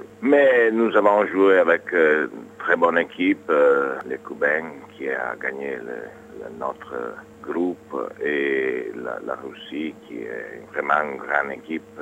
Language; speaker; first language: French; non-native, learner; Italian